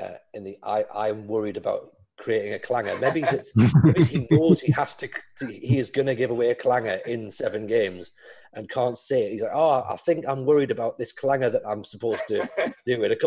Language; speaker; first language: English; native; English